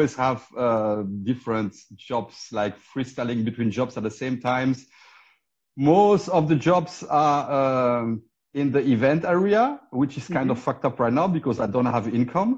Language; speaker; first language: English; non-native, fluent; Spanish